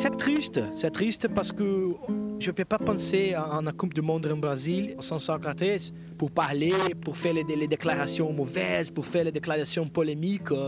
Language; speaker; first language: French; non-native, fluent; Portuguese